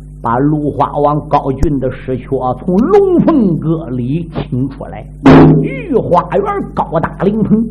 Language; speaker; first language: Chinese; native; Chinese